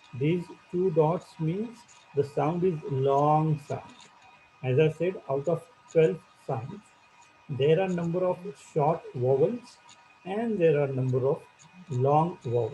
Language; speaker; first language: English; non-native, local second language; Marathi